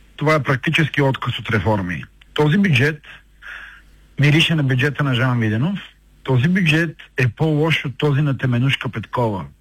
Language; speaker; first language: Bulgarian; native; Bulgarian